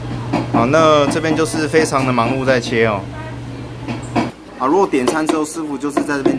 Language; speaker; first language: Chinese; native; Chinese